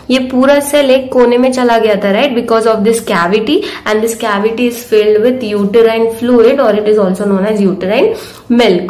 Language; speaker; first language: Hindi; native; Hindi